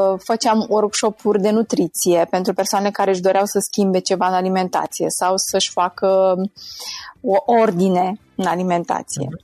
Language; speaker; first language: Romanian; native; Romanian